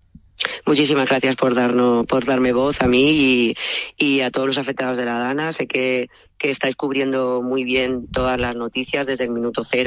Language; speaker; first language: Spanish; native; Spanish